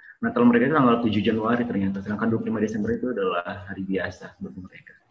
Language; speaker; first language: Indonesian; native; Indonesian